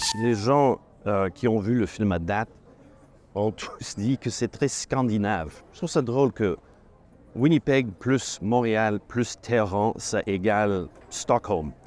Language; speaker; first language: French; native; French